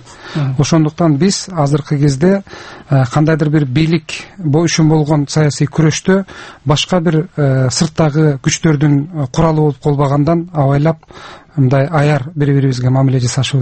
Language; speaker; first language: Kyrgyz; native; Kyrgyz